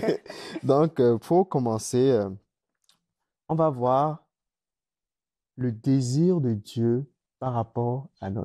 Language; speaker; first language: French; native; French